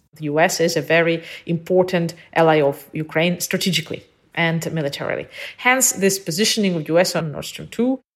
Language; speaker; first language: English; early bilingual, other home language; Ukrainian